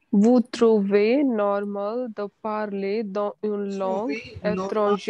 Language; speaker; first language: French; non-native, learner; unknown